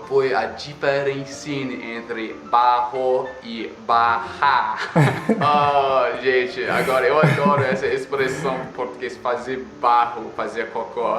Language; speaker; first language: Portuguese; non-native, fluent; English